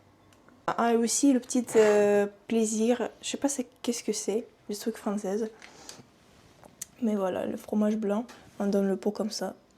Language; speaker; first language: French; non-native, fluent; Russian